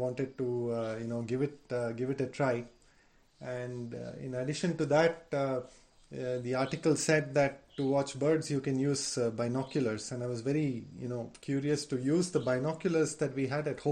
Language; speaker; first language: English; non-native, local second language; Tamil